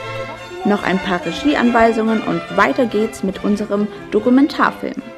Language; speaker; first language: German; native; German